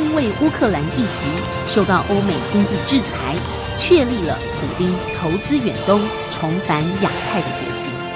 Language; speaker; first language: Chinese; native; Chinese